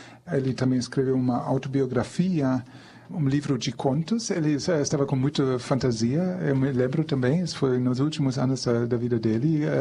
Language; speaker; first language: Portuguese; non-native, fluent; German